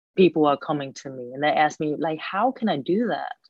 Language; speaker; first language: English; early bilingual, other home language; Cantonese